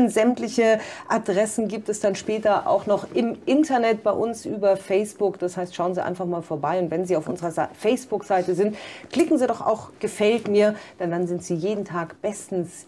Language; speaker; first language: German; native; German